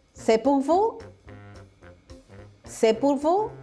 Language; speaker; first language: French; non-native, fluent; Spanish